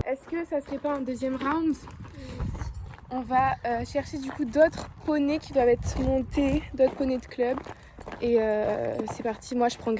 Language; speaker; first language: French; native; French